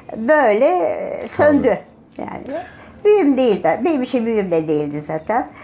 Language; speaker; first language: Turkish; native; Turkish